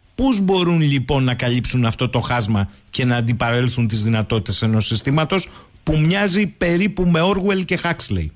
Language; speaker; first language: Greek; native; Greek